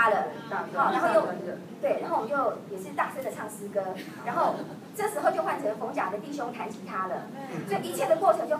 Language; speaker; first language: Chinese; native; Chinese